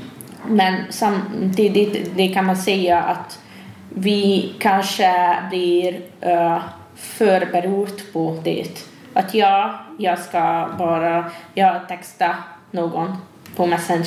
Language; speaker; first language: Swedish; non-native, fluent; Hungarian